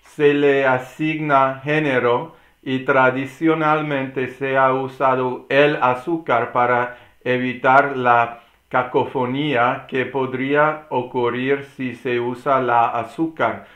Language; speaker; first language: Spanish; non-native, fluent; English